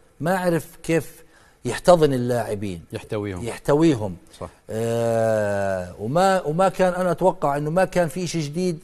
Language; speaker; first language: Arabic; native; Arabic